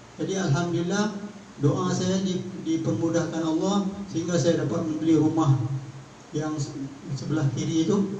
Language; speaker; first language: Malay; native; Malay